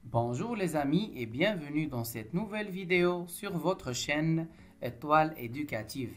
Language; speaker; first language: French; non-native, local second language; Arabic